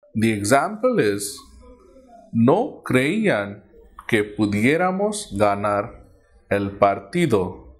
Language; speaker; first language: Spanish; non-native, fluent; Hindi